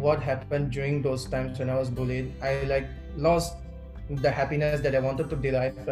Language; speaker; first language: English; non-native, local second language; Telugu